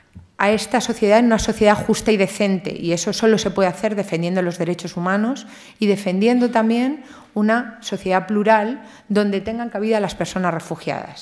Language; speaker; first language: Spanish; native; Spanish